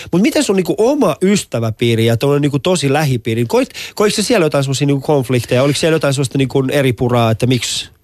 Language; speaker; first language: Finnish; early bilingual, other home language; Persian